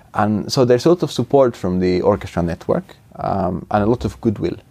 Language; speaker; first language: English; non-native, fluent; Finnish